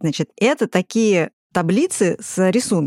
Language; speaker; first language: Russian; native; Russian